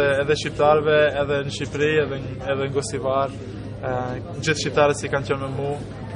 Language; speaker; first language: Albanian; early bilingual, heritage; German